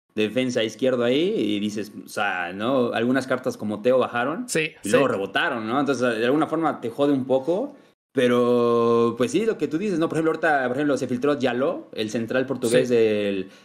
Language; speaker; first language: Spanish; native; Spanish